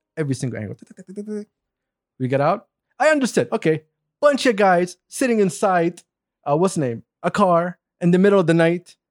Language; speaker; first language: English; non-native, fluent; Arabic